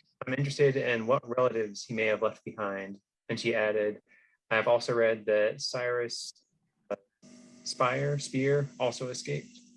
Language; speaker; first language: English; native; English